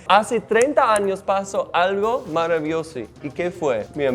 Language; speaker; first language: Spanish; non-native, fluent; English